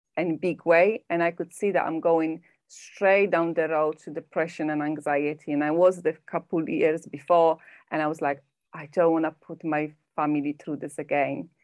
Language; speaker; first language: English; non-native, fluent; Polish